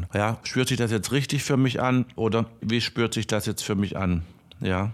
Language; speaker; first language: German; native; German